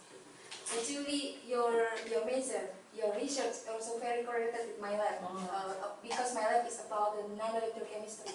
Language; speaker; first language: English; non-native, learner; Indonesian